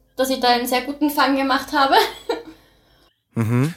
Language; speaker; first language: German; native; German